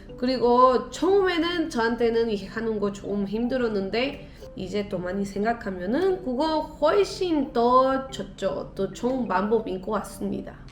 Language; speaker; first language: Korean; non-native, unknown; Spanish